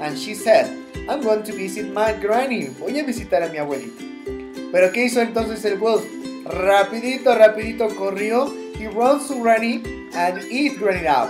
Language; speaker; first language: English; non-native, fluent; Spanish